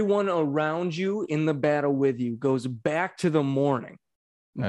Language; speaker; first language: English; native; English